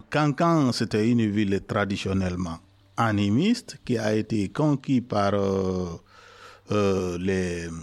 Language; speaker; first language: French; non-native, local second language; Mandingo